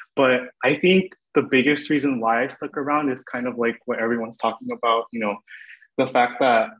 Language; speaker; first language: English; native; English